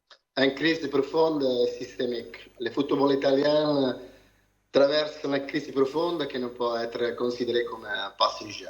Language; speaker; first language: French; non-native, learner; Italian